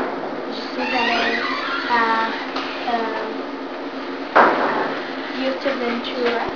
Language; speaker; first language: French; non-native, learner; English